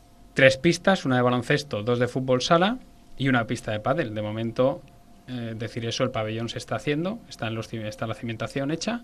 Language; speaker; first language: Spanish; native; Spanish